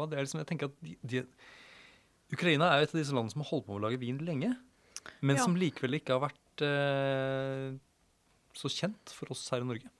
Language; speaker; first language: Norwegian; native; Norwegian